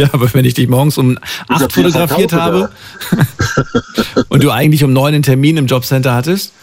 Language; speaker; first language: German; native; German